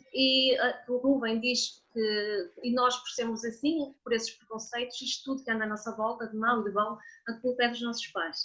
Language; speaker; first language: Portuguese; native; Portuguese